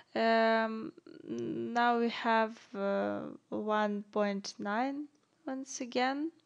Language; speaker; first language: English; non-native, fluent; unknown